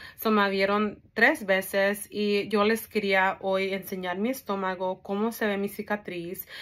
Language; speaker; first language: Spanish; early bilingual, heritage; Spanish